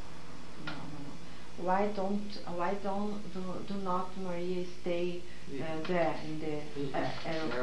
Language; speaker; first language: English; non-native, learner; Portuguese